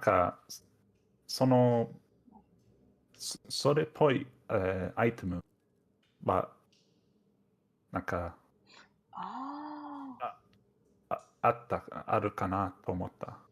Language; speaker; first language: Japanese; non-native, fluent; Danish